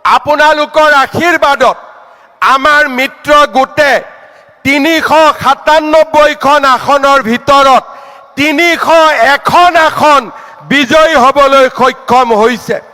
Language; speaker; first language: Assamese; native; Assamese